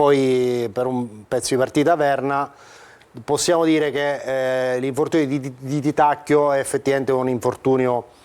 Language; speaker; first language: Italian; native; Italian